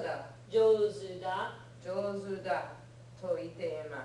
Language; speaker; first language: Japanese; non-native, learner; English